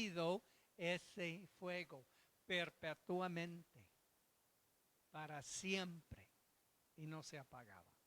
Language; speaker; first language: Spanish; non-native, fluent; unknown